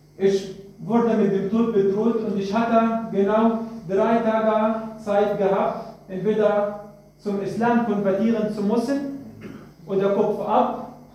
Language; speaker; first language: German; non-native, fluent; Arabic